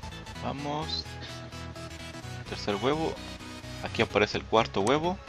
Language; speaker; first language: Spanish; native; Spanish